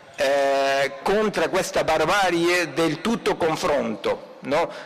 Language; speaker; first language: Italian; non-native, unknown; Spanish